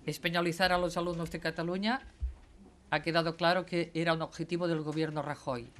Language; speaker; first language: Spanish; non-native, local second language; Catalan